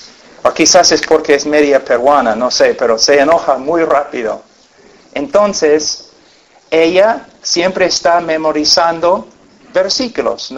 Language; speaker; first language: Spanish; non-native, fluent; English